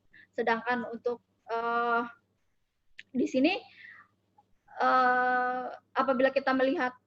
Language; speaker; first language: Indonesian; native; Indonesian